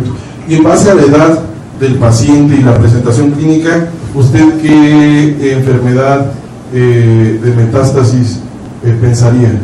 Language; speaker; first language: Spanish; native; Spanish